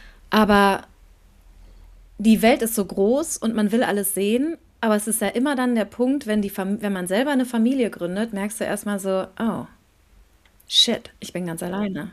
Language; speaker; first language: German; native; German